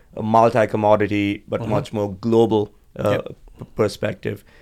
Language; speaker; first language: English; non-native, local second language; Sinhala